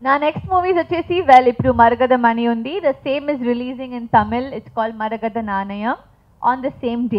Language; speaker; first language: Telugu; non-native, fluent; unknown